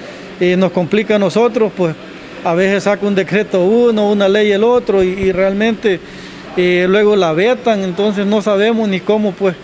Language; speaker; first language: Spanish; native; Spanish